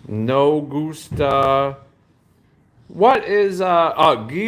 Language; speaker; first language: Spanish; non-native, learner; English